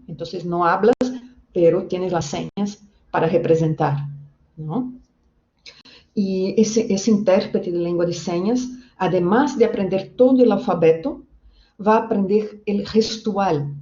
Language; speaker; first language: Spanish; non-native, fluent; Portuguese